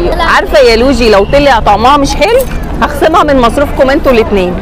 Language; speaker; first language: Arabic; native; Arabic